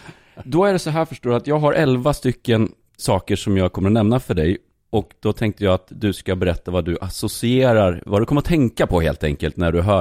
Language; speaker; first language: Swedish; native; Swedish